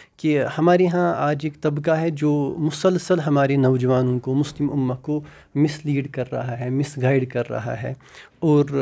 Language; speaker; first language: Urdu; non-native, local second language; Kashmiri